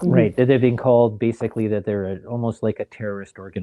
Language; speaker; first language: English; native; English